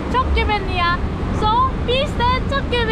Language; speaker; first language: Turkish; non-native, learner; Spanish